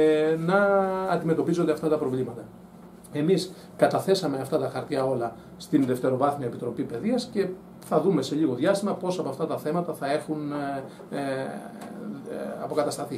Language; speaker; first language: Greek; native; Greek